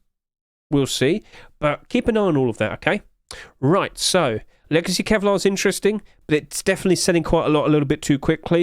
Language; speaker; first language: English; native; English